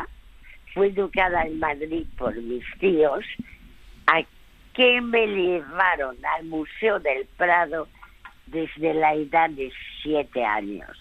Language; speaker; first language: Spanish; early bilingual, other home language; French